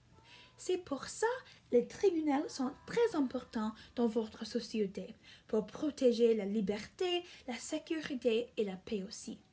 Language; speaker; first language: French; non-native, learner; English